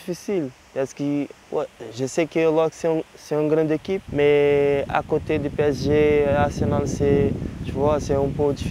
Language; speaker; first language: French; non-native, learner; Portuguese